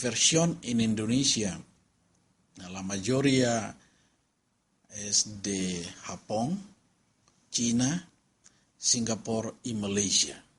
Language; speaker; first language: Spanish; non-native, learner; Indonesian